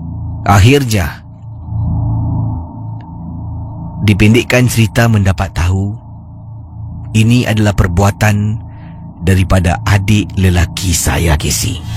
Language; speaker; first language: Malay; native; Malay